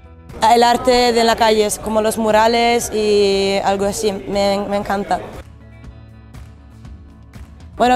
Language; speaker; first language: Spanish; non-native, fluent; Italian